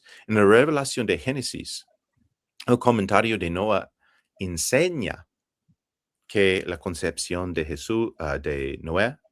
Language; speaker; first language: Spanish; non-native, fluent; English